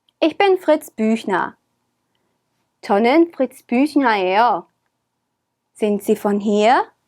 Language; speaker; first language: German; non-native, fluent; Korean